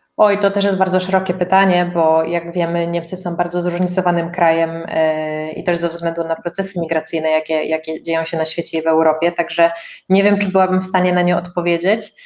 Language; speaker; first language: Polish; native; Polish